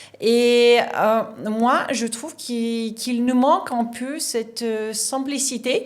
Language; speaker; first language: French; non-native, fluent; Russian